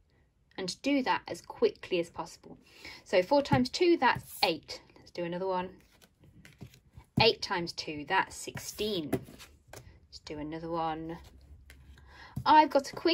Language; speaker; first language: English; native; English